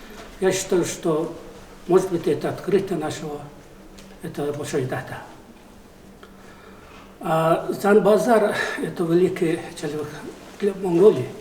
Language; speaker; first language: Russian; non-native, learner; Mongolian